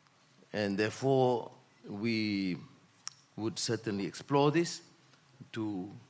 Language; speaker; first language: English; non-native, local second language; Malay